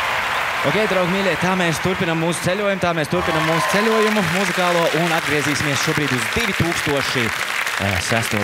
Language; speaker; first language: Latvian; native; Latvian